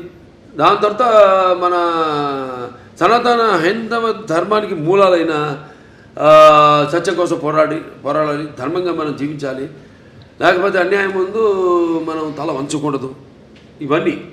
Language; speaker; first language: Telugu; native; Telugu